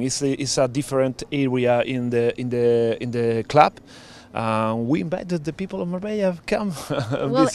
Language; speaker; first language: English; non-native, learner; Spanish